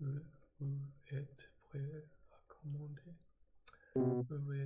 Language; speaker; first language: French; non-native, learner; English